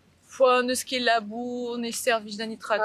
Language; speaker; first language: French; native; French